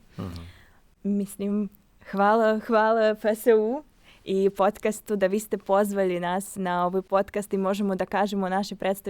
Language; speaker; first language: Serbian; non-native, fluent; Russian